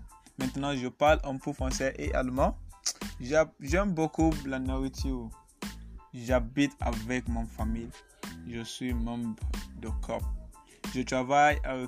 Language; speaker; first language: French; non-native, learner; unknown